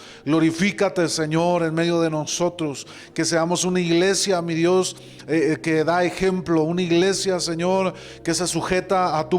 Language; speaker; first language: Spanish; native; Spanish